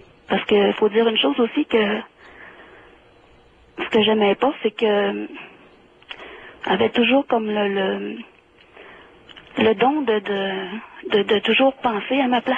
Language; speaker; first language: French; native; French